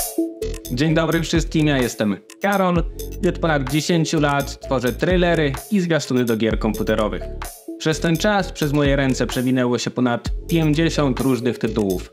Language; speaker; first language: Polish; native; Polish